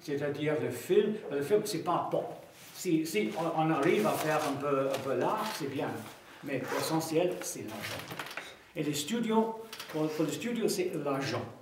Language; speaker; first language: French; non-native, fluent; English